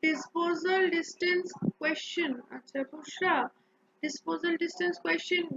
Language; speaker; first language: English; non-native, local second language; Bangla